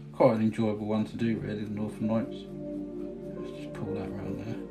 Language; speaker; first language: English; native; English